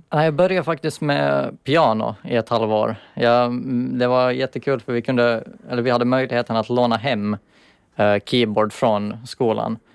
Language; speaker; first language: Swedish; native; Swedish